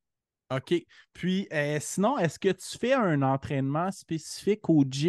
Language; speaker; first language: French; native; French